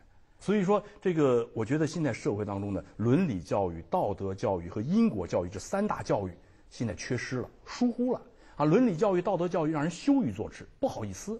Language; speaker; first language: Chinese; native; Chinese